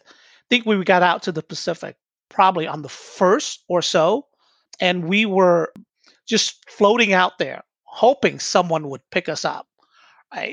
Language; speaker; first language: English; early bilingual, other home language; Vietnamese